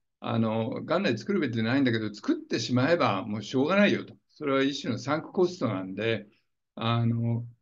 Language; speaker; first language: Japanese; native; Japanese